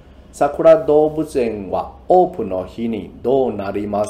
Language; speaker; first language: Japanese; non-native, fluent; Chinese